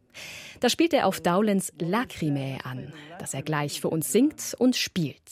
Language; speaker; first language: German; native; German